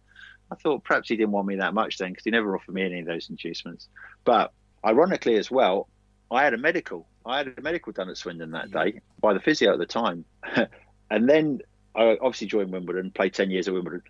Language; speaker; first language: English; native; English